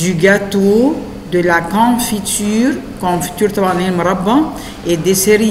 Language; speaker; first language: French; non-native, fluent; Arabic